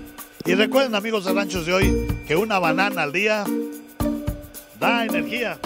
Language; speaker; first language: Spanish; native; Spanish